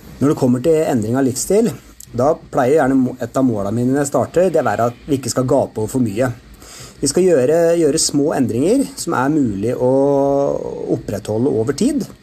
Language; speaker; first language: Norwegian; native; Norwegian